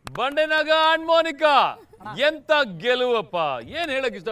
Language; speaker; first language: Kannada; native; Kannada